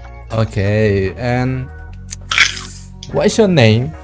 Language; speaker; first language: English; non-native, learner; Indonesian